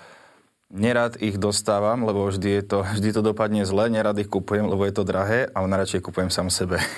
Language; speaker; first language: Slovak; non-native, fluent; Russian